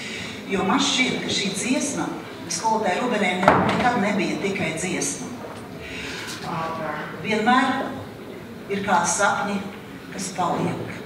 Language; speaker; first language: Latvian; native; Latvian